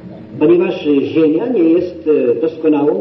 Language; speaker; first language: Polish; native; Polish